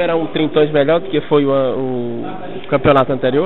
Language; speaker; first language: Portuguese; native; Portuguese